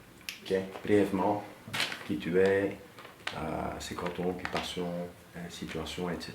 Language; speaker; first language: French; native; French